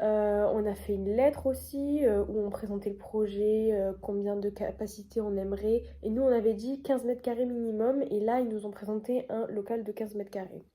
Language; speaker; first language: French; native; French